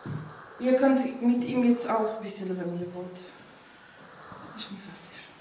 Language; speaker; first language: German; non-native, fluent; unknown